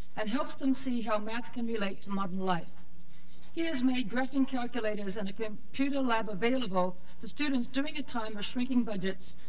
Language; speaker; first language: English; native; English